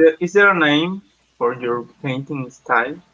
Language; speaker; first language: English; non-native, learner; Spanish